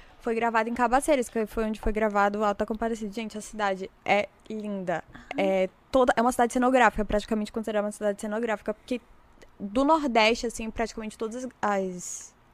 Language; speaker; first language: Portuguese; native; Portuguese